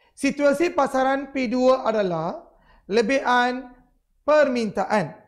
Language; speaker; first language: Malay; non-native, local second language; Tamil